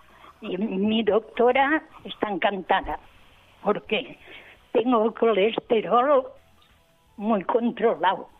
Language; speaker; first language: Spanish; non-native, local second language; Catalan